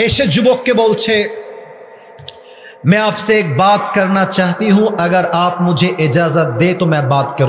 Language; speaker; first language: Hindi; non-native, fluent; Bangla